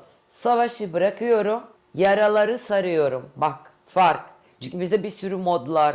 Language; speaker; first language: Turkish; non-native, fluent; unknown